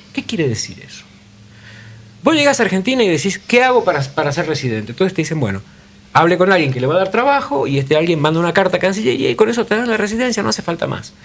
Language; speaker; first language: Spanish; native; Spanish